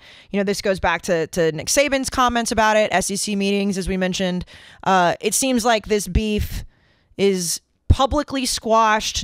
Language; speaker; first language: English; native; English